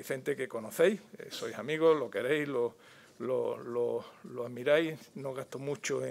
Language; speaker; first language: Spanish; native; Spanish